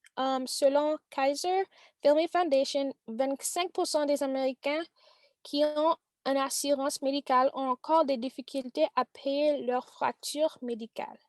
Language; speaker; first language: French; non-native, learner; English